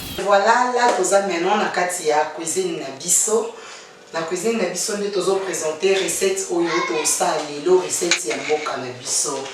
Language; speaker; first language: Lingala; non-native, local second language; Luba-Lulua